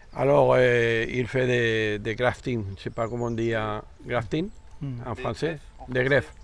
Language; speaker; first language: French; non-native, fluent; Spanish